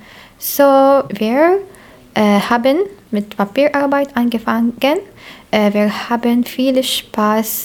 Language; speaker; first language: German; non-native, learner; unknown